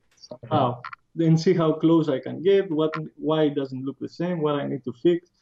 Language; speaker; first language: English; non-native, fluent; Greek